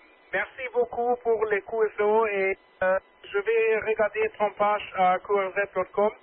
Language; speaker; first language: French; non-native, learner; German